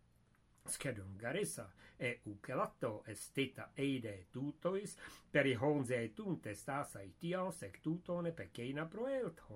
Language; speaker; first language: Greek; non-native, fluent; English